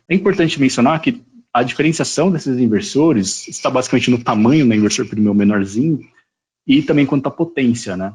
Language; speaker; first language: Portuguese; native; Portuguese